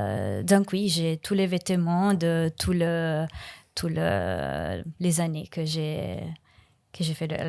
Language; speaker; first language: French; non-native, learner; Italian